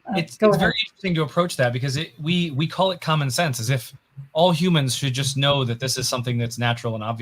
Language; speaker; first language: English; native; English